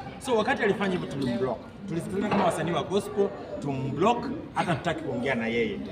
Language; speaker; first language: Swahili; native; Swahili